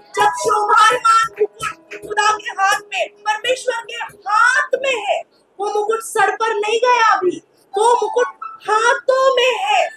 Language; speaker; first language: Hindi; non-native, local second language; Marathi